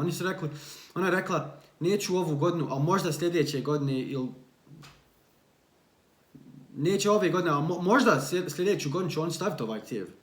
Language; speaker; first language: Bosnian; early bilingual, heritage; Bosnian